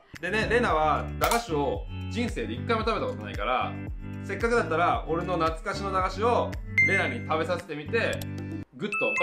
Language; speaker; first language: Japanese; native; Japanese